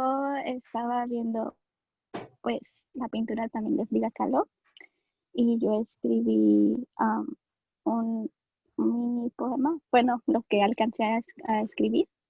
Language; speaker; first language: Spanish; early bilingual, heritage; Spanish